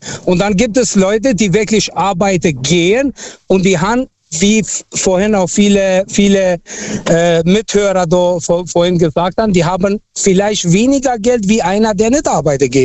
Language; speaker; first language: German; non-native, fluent; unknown